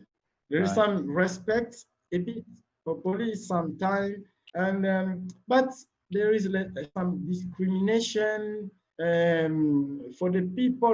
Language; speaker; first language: English; non-native, learner; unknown